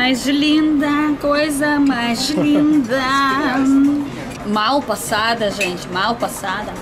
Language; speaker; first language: Portuguese; non-native, learner; Russian